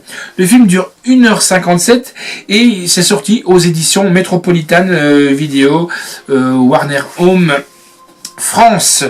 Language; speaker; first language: French; native; French